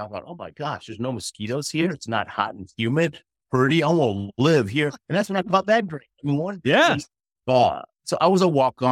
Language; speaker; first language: English; early bilingual, other home language; Spanish